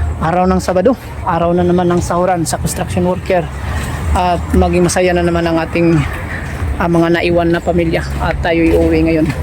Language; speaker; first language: Filipino; non-native, local second language; Cebuano